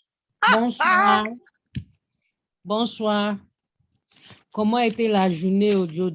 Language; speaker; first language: French; non-native, fluent; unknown